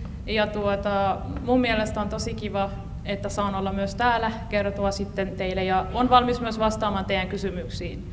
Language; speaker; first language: Finnish; non-native, fluent; Persian